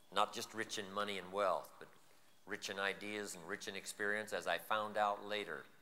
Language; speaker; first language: English; native; English